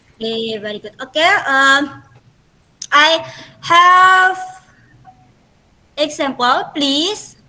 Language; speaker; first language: English; non-native, fluent; Indonesian